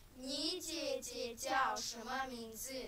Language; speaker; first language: Chinese; non-native, learner; Kyrgyz